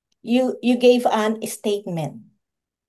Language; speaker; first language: English; non-native, local second language; Filipino